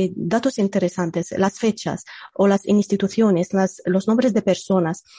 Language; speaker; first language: Spanish; non-native, fluent; Arabic